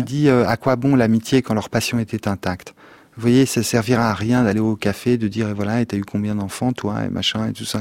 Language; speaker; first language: French; native; French